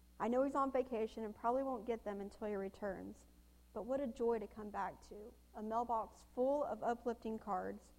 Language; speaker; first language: English; native; English